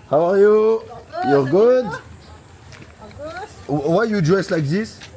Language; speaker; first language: English; non-native, learner; French